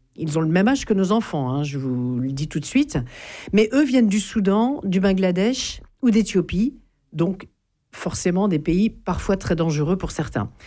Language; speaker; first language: French; native; French